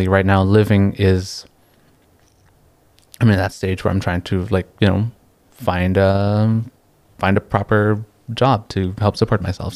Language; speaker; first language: English; non-native, local second language; Filipino